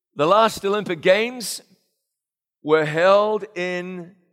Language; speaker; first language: English; native; English